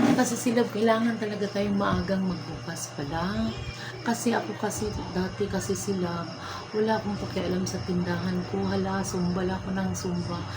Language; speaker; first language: Filipino; non-native, local second language; Cebuano